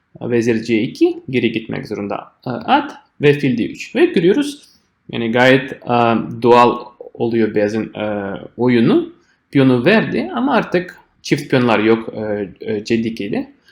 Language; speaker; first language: Turkish; non-native, fluent; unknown